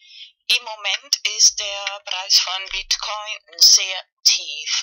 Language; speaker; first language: German; non-native, fluent; Spanish